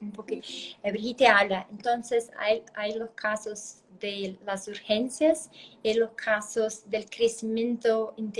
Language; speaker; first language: Spanish; non-native, learner; Portuguese